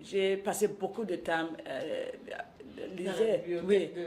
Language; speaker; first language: French; non-native, local second language; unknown